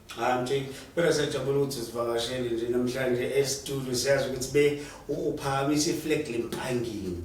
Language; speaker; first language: Zulu; native; Zulu